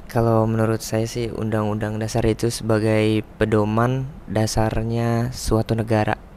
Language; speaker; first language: Indonesian; native; Indonesian